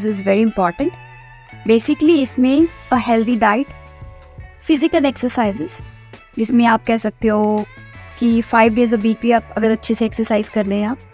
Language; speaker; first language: Hindi; native; Hindi